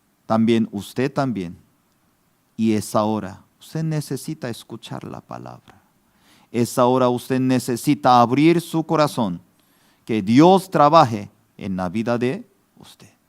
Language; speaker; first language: Spanish; non-native, fluent; Korean